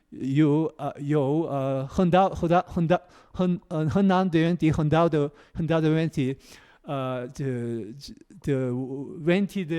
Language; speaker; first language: Chinese; non-native, learner; Korean